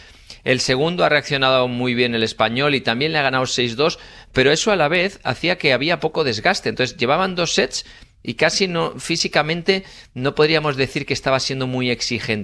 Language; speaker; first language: Spanish; native; Spanish